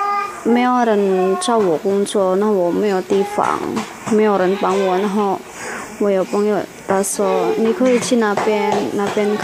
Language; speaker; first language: Chinese; non-native, learner; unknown